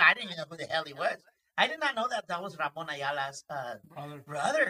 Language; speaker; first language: English; early bilingual, other home language; Spanish